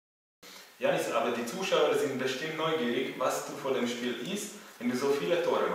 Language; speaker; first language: German; native; German